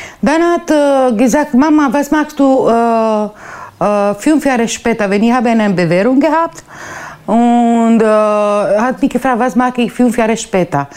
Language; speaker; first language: German; non-native, learner; Romanian